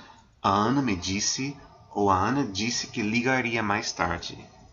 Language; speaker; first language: Portuguese; non-native, fluent; English